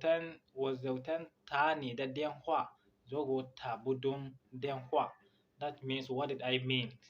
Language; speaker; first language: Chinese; non-native, learner; Hausa